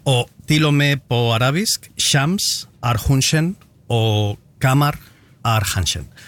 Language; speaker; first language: Norwegian; non-native, fluent; Spanish